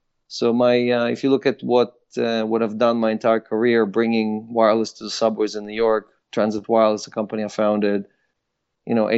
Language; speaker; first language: English; non-native, fluent; Hebrew